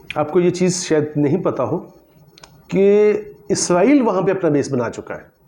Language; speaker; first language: Urdu; non-native, local second language; Punjabi